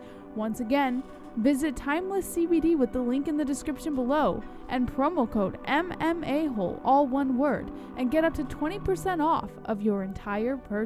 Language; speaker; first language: English; native; English